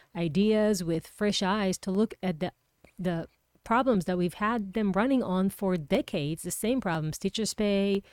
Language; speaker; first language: English; non-native, fluent; Hebrew